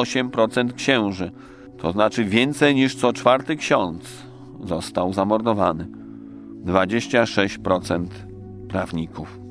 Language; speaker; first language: Polish; native; Polish